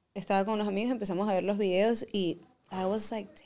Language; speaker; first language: Spanish; native; Spanish